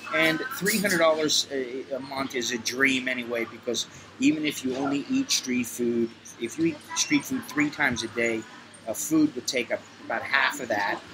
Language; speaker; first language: English; native; English